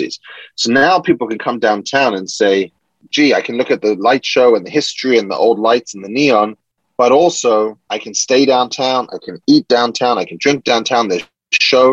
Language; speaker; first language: English; native; English